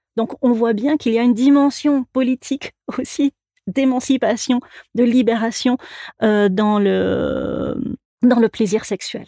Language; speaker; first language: French; native; French